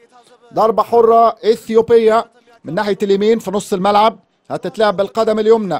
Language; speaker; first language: Arabic; native; Arabic